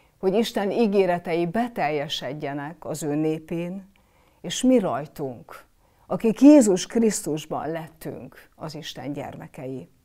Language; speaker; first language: Hungarian; native; Hungarian